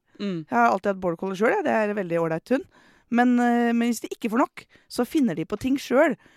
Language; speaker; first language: Norwegian; native; Norwegian